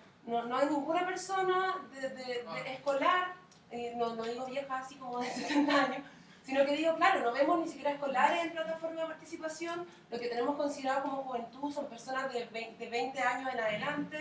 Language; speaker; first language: Spanish; native; Spanish